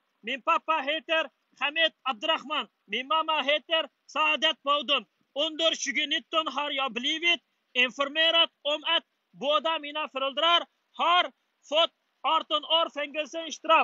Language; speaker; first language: Swedish; non-native, learner; Uyghur